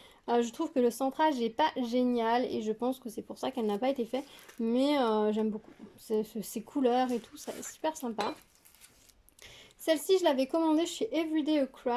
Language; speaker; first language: French; native; French